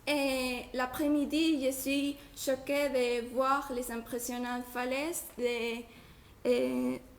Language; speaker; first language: French; non-native, learner; Spanish